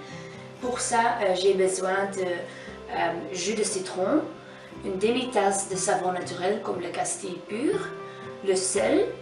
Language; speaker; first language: French; non-native, fluent; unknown